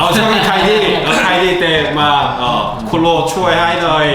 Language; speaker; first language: Thai; non-native, learner; Korean